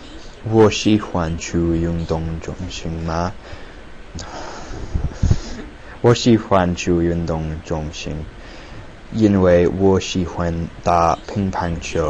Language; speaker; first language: Chinese; non-native, learner; English